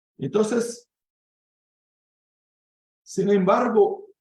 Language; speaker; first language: Spanish; non-native, fluent; Portuguese